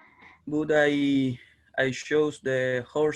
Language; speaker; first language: English; non-native, learner; Spanish